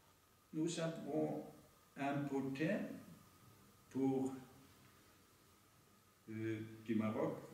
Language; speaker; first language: French; non-native, fluent; Norwegian